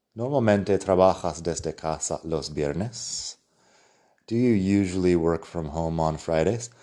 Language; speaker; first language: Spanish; non-native, fluent; English